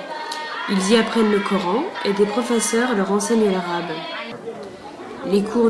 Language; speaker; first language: French; native; French